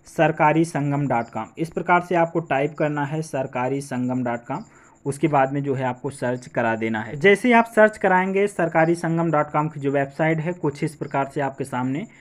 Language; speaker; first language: Hindi; native; Hindi